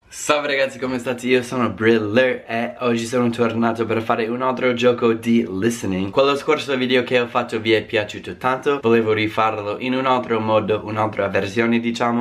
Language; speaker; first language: Italian; non-native, fluent; English